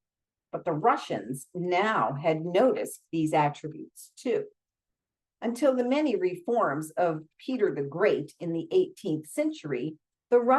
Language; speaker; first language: English; native; English